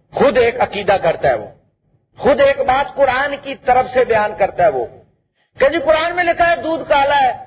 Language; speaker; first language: Urdu; non-native, local second language; Punjabi